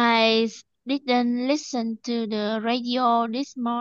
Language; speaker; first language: English; non-native, learner; Vietnamese